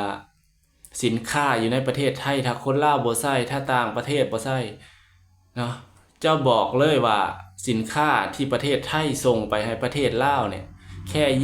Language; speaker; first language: Thai; non-native, local second language; Lao